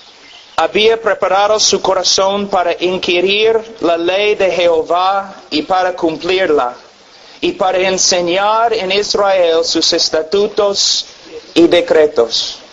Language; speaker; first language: Spanish; non-native, fluent; English